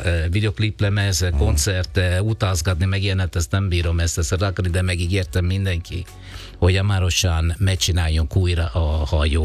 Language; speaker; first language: Hungarian; non-native, learner; Italian